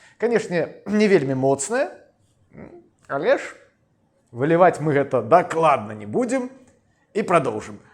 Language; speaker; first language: Belarusian; non-native, local second language; Russian